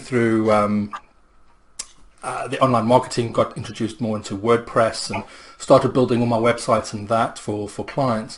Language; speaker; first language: English; native; English